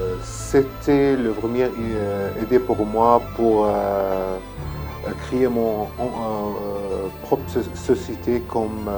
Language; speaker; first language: French; non-native, learner; Arabic